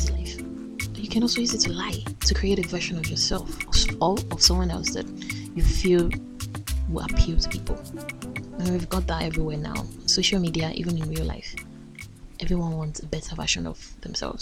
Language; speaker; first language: English; non-native, local second language; Yoruba